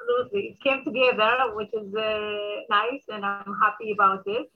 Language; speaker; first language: English; non-native, fluent; Amharic